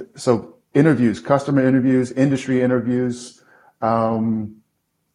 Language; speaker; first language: English; native; English